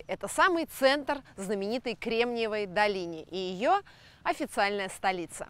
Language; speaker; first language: Russian; native; Russian